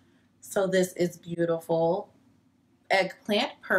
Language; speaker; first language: English; native; English